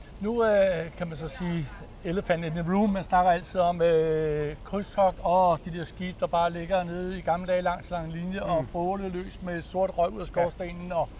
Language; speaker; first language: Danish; native; Danish